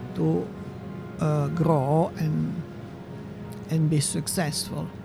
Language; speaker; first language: English; non-native, fluent; Italian